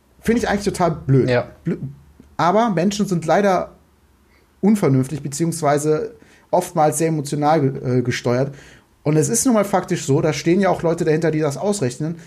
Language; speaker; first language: German; native; German